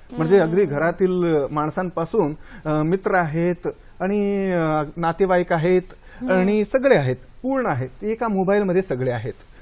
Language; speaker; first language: Marathi; non-native, local second language; Kannada